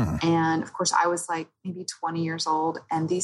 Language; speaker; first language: English; native; English